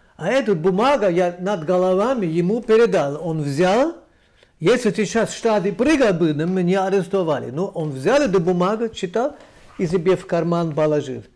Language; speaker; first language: Russian; non-native, fluent; German